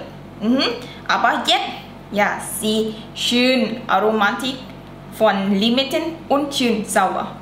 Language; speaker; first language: German; non-native, learner; Thai